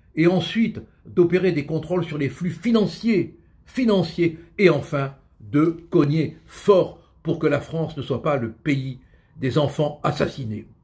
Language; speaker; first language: French; native; French